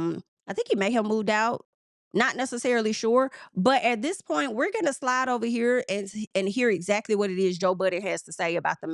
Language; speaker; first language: English; native; English